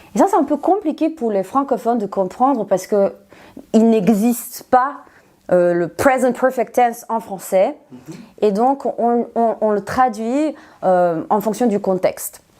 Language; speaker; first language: French; non-native, fluent; Serbian